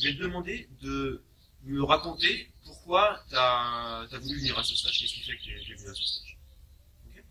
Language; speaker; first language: French; native; French